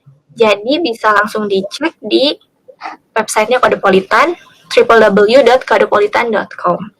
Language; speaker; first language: Indonesian; native; Indonesian